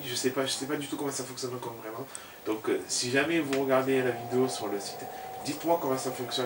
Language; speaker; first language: French; native; French